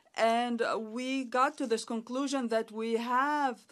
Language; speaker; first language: English; non-native, fluent; Arabic